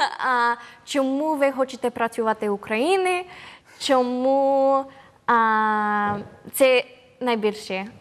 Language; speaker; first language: Ukrainian; non-native, learner; English